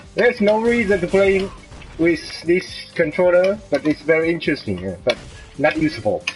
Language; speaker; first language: English; non-native, learner; Chinese